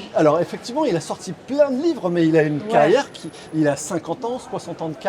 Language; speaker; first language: French; native; French